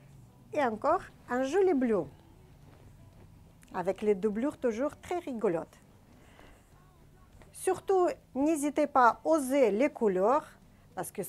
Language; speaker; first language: French; non-native, fluent; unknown